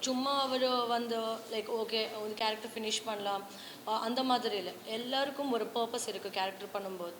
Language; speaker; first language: Tamil; non-native, learner; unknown